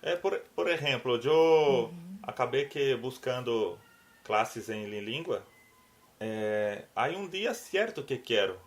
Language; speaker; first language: Spanish; non-native, learner; Portuguese